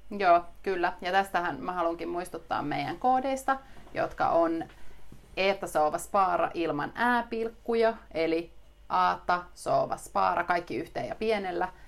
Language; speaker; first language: Finnish; native; Finnish